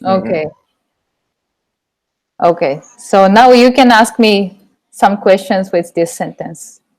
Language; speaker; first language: English; non-native, fluent; Japanese